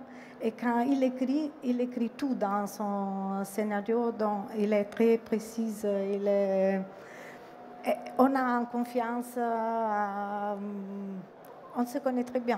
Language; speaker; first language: French; non-native, fluent; Italian